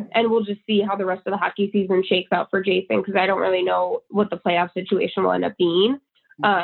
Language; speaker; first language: English; native; English